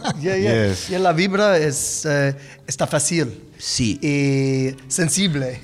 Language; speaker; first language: Spanish; non-native, learner; English